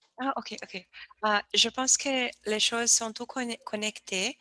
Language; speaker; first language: French; non-native, learner; Portuguese